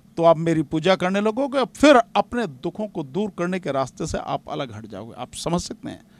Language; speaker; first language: Hindi; native; Hindi